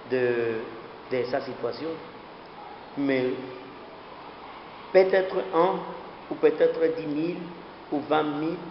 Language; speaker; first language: French; non-native, learner; Spanish